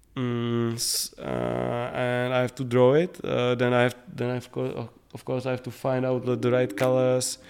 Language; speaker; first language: English; non-native, fluent; Czech